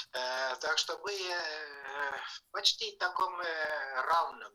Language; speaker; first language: Russian; non-native, fluent; Estonian